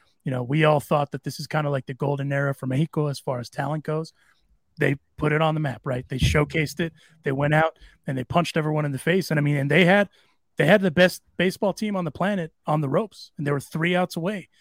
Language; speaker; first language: English; early bilingual, other home language; Spanish